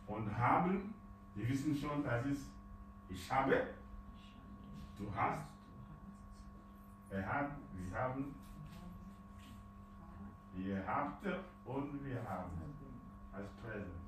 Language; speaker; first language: German; non-native, fluent; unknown